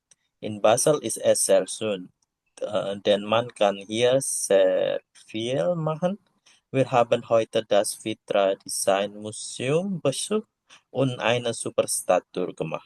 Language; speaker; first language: German; non-native, learner; Indonesian